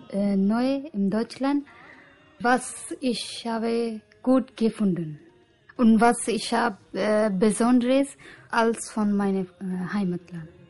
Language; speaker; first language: German; non-native, learner; Punjabi